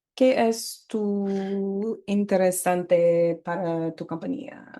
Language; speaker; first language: Spanish; non-native, learner; English